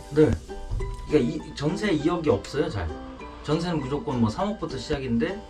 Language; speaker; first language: Korean; native; Korean